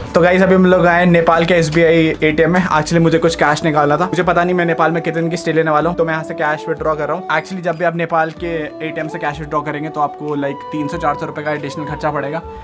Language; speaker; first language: Hindi; native; Hindi